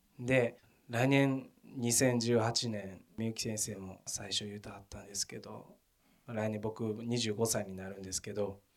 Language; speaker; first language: Japanese; native; Japanese